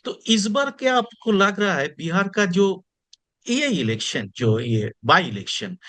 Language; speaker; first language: Hindi; non-native, local second language; Bangla